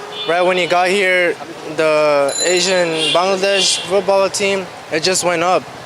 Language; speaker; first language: English; early bilingual, other home language; Bangla